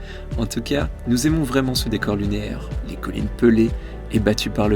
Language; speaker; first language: French; native; French